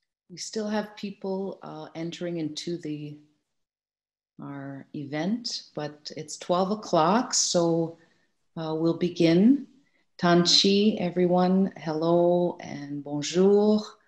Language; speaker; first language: English; native; English